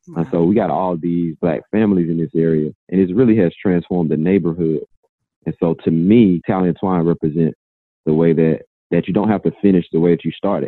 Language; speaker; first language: English; native; English